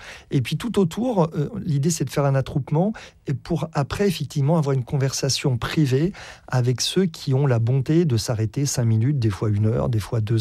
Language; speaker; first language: French; native; French